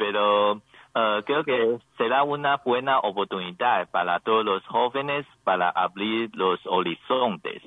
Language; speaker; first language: Spanish; non-native, learner; Chinese